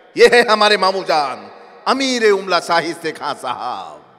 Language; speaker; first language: Hindi; non-native, local second language; Marathi